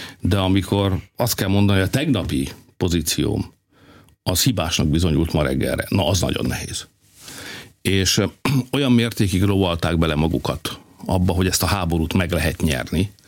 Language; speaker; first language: Hungarian; native; Hungarian